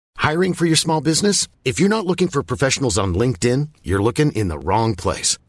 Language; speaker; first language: English; native; English